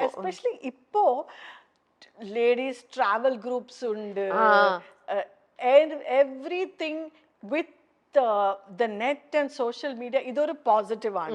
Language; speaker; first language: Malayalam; non-native, fluent; Kannada